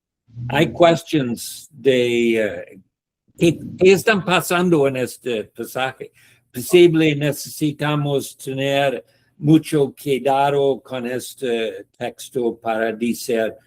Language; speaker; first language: Spanish; non-native, learner; English